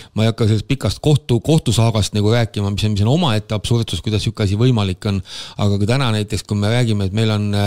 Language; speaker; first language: Estonian; native; Estonian